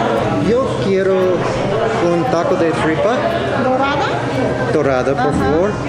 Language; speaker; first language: Spanish; non-native, learner; English